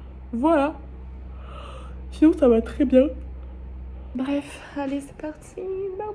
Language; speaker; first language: French; native; French